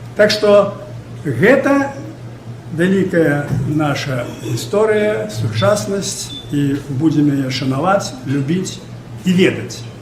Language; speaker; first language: Belarusian; native; Belarusian